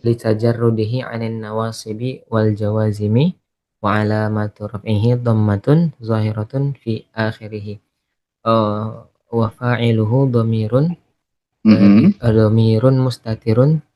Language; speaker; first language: Arabic; non-native, learner; Indonesian